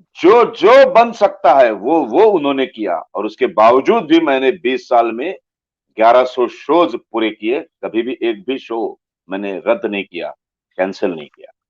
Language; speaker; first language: Hindi; non-native, local second language; Marathi